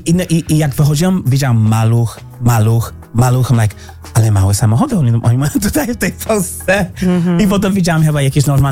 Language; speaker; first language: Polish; non-native, learner; English